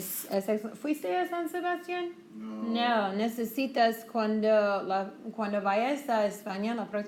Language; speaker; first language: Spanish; non-native, fluent; English